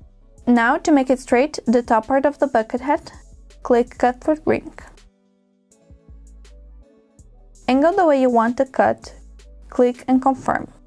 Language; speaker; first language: English; non-native, fluent; Portuguese